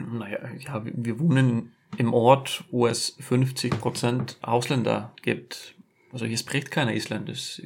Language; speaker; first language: German; non-native, fluent; Icelandic